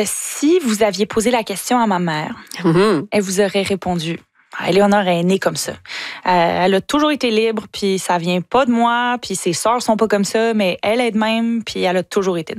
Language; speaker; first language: French; native; French